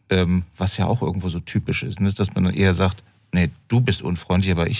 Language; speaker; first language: German; native; German